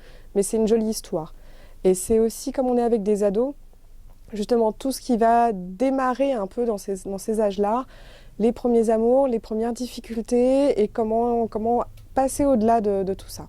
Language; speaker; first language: French; native; French